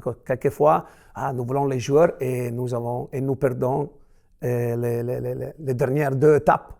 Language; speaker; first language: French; non-native, fluent; Italian